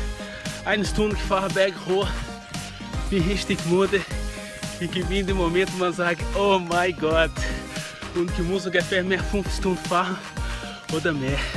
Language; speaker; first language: German; non-native, learner; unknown